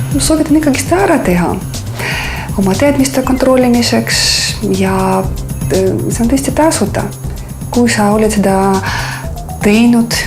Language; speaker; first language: Estonian; non-native, fluent; Russian